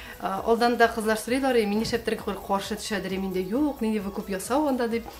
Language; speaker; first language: Tatar; native; Tatar